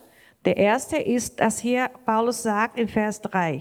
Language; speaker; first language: German; non-native, learner; Portuguese